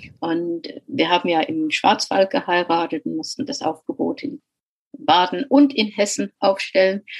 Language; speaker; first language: German; non-native, fluent; English